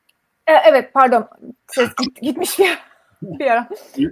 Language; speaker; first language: Turkish; non-native, fluent; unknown